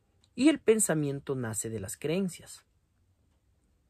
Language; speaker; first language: Spanish; native; Spanish